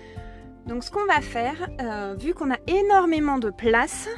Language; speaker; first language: French; native; French